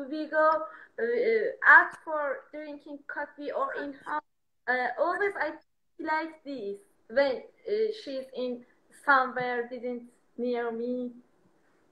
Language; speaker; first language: English; non-native, learner; Persian